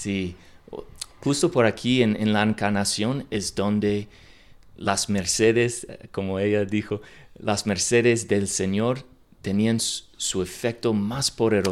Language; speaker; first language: Spanish; non-native, learner; English